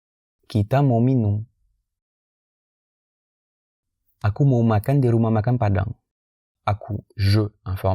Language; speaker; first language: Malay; non-native, fluent; French